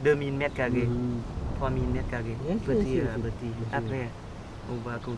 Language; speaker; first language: French; non-native, learner; Vietnamese